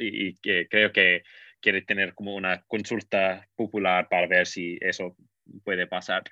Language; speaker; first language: Spanish; non-native, fluent; English